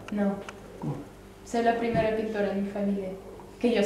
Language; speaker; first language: Spanish; early bilingual, other home language; Russian